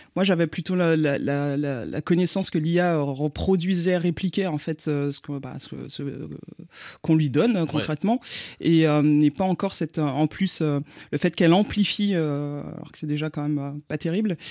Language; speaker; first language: French; native; French